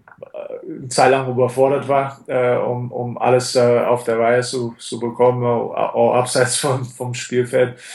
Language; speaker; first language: German; non-native, fluent; English